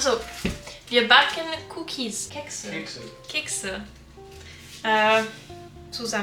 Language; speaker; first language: German; non-native, learner; French